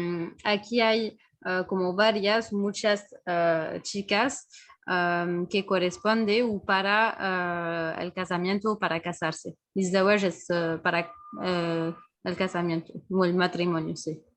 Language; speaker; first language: Spanish; non-native, fluent; French